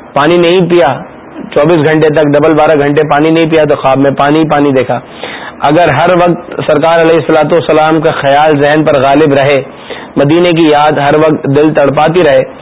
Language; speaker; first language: Urdu; native; Urdu